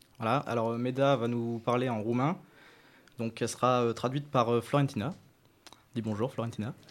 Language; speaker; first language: French; native; French